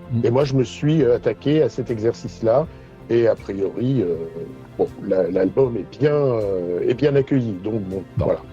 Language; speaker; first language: French; native; French